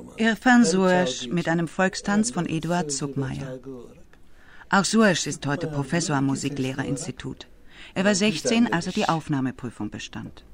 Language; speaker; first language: German; native; German